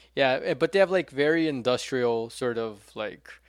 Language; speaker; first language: English; non-native, fluent; Portuguese